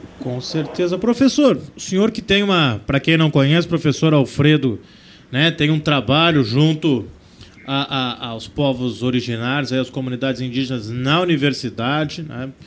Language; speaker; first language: Portuguese; native; Portuguese